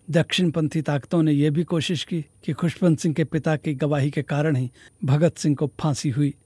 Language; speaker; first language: Hindi; native; Hindi